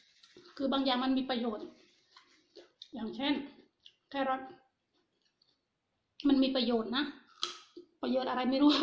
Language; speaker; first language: Thai; non-native, local second language; Northeastern Thai